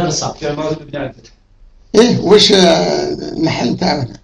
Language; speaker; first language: Arabic; native; Arabic